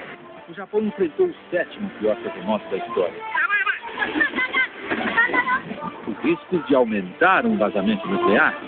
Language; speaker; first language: Portuguese; native; Portuguese